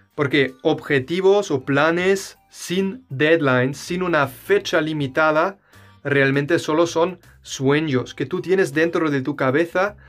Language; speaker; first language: Spanish; non-native, fluent; German